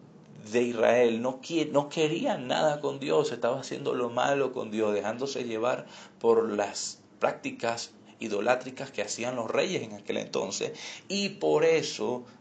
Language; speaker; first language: Spanish; native; Spanish